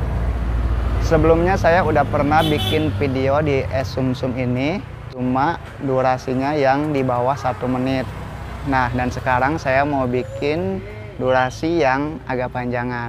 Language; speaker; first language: Indonesian; native; Indonesian